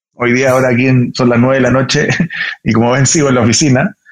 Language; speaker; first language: Spanish; native; Spanish